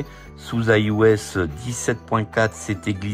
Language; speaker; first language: French; native; French